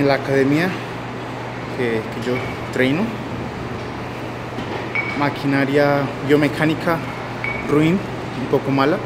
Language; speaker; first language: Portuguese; non-native, learner; Spanish